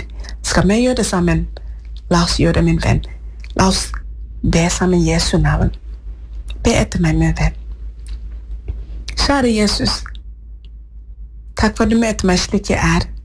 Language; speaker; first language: Norwegian; non-native, fluent; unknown